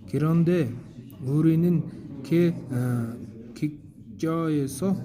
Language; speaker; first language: Korean; non-native, learner; Mongolian